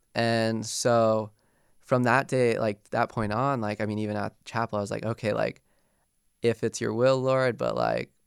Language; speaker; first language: English; native; English